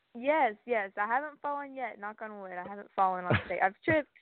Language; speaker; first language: English; native; English